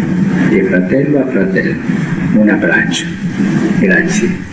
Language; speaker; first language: Italian; early bilingual, heritage; Spanish